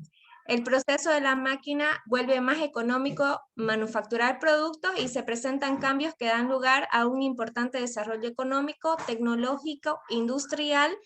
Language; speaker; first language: Spanish; native; Spanish